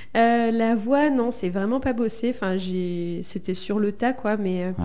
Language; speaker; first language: French; early bilingual, other home language; Spanish